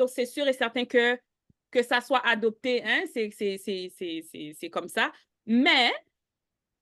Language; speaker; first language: French; native; French